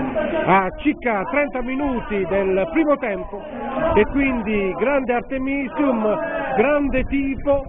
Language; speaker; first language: Italian; native; Italian